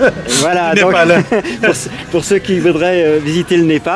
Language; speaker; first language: French; native; French